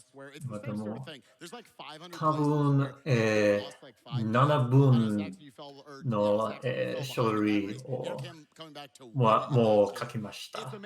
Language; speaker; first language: Japanese; non-native, learner; English